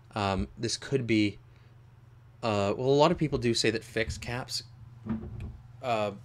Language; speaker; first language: English; native; English